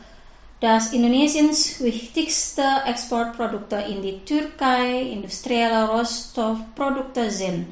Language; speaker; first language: German; non-native, fluent; Indonesian